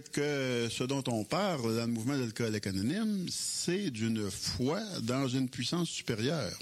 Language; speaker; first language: French; native; French